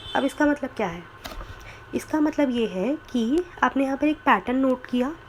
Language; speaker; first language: Hindi; native; Hindi